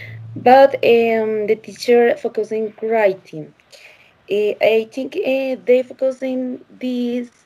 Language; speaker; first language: English; non-native, learner; Spanish